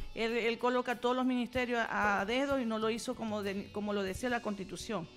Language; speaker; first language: Spanish; native; Spanish